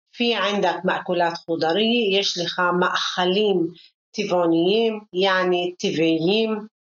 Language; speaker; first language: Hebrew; non-native, local second language; Arabic